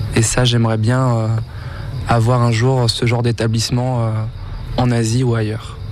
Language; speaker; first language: French; native; French